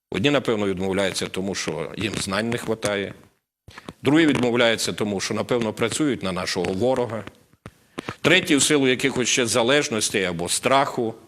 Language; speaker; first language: Ukrainian; native; Ukrainian